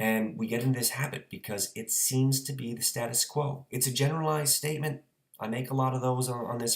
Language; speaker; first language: English; native; English